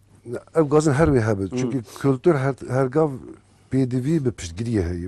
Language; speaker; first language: Kurdish; native; Kurdish